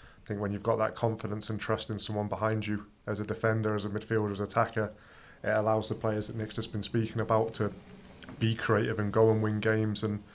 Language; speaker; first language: English; native; English